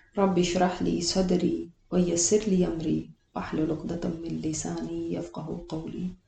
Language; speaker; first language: Urdu; native; Urdu